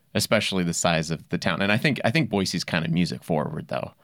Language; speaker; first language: English; native; English